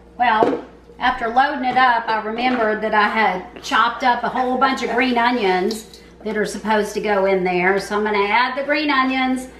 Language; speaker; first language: English; native; English